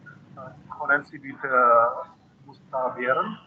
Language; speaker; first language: German; non-native, learner; Indonesian